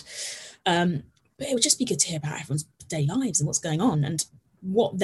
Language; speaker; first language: English; native; English